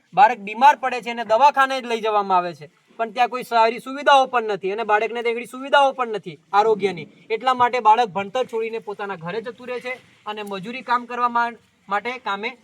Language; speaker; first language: Gujarati; non-native, local second language; Rathawi